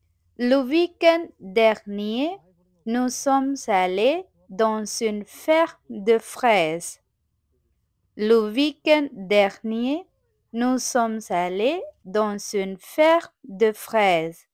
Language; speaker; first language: French; non-native, fluent; Tamil